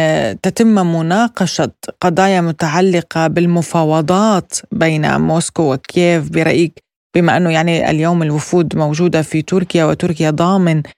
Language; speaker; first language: Arabic; native; Arabic